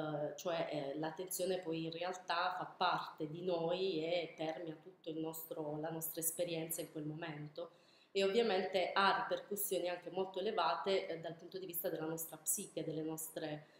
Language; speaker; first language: Italian; native; Italian